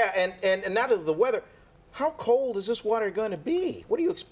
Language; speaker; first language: English; native; English